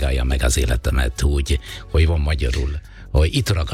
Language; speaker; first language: Hungarian; non-native, fluent; Italian